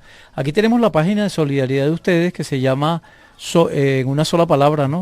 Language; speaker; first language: Spanish; native; Spanish